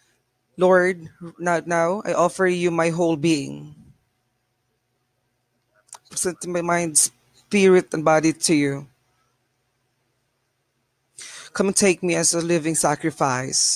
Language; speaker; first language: English; non-native, local second language; Bikol